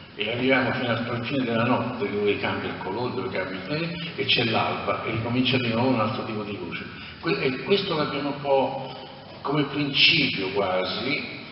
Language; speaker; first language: Italian; native; Italian